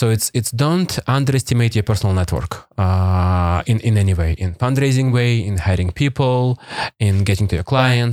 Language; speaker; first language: English; non-native, fluent; Russian